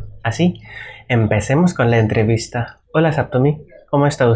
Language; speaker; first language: Spanish; non-native, learner; Bangla